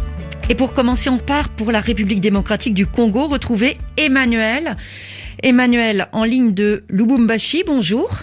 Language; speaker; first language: French; native; French